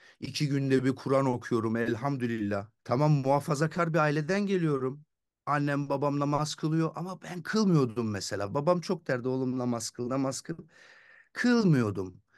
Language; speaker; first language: Turkish; early bilingual, heritage; Turkish